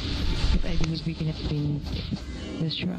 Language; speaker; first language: English; non-native, local second language; Filipino